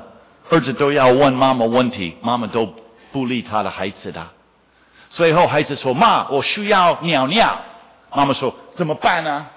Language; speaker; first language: Chinese; non-native, fluent; English